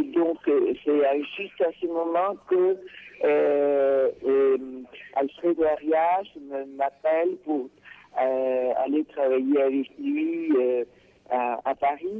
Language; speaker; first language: French; non-native, fluent; Spanish